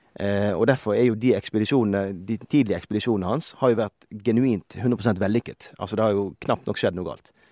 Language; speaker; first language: Norwegian; native; Norwegian